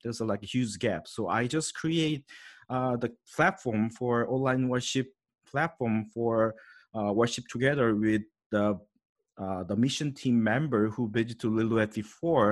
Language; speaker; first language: English; non-native, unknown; Korean